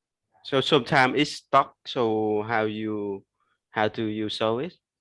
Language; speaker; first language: English; non-native, learner; Vietnamese